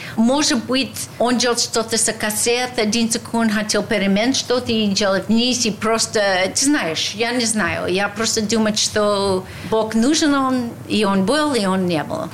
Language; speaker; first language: Russian; non-native, learner; English